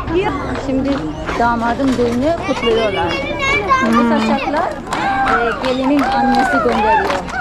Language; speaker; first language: Turkish; non-native, fluent; Turkmen